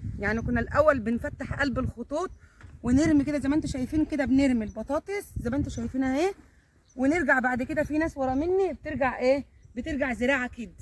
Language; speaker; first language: Arabic; native; Arabic